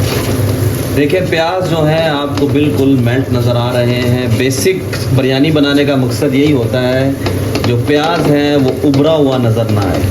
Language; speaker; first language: Urdu; native; Urdu